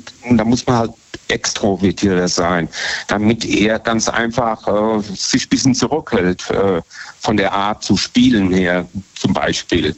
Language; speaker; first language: German; native; German